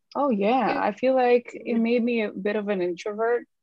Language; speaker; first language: English; non-native, fluent; Ukrainian